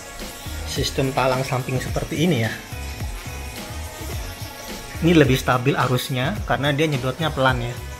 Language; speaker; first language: Indonesian; native; Indonesian